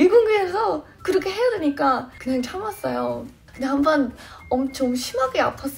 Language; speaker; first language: Korean; non-native, fluent; English